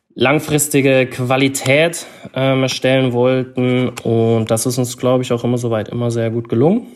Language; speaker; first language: German; native; German